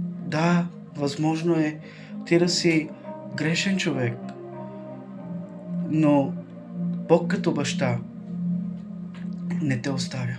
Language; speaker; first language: Bulgarian; native; Bulgarian